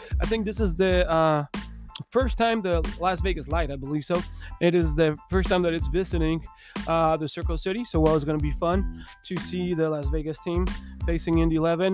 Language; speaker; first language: English; non-native, fluent; Spanish